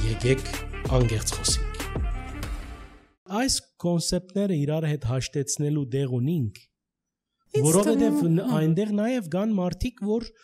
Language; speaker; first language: Armenian; early bilingual, heritage; Armenian